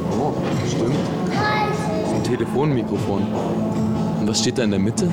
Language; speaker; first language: German; native; German